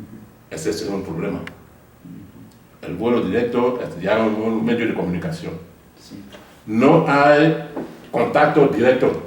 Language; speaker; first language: Spanish; non-native, fluent; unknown